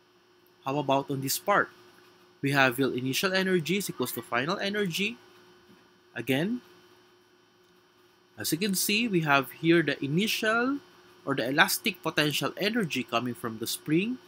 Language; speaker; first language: English; non-native, local second language; Filipino